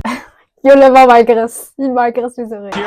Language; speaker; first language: French; native; French